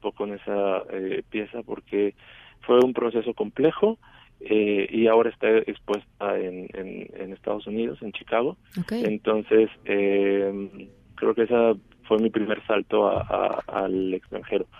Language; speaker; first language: Spanish; native; Spanish